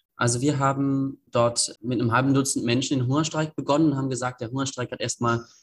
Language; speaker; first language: German; native; German